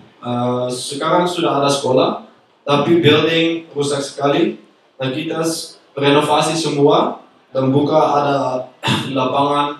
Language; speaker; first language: Indonesian; non-native, learner; Dutch